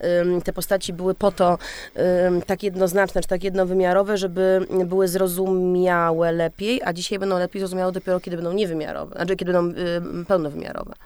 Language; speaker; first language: Polish; native; Polish